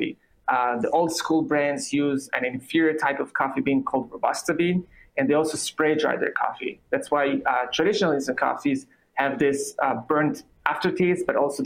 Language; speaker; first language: English; non-native, fluent; Hebrew